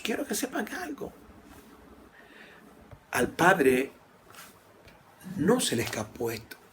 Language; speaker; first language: Spanish; native; Spanish